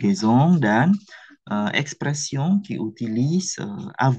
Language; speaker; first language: French; non-native, fluent; Indonesian